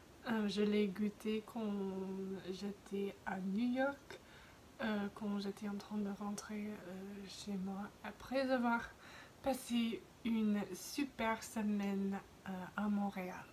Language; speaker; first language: French; non-native, fluent; English